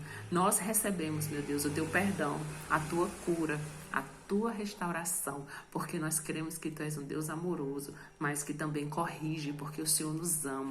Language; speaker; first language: Portuguese; native; Portuguese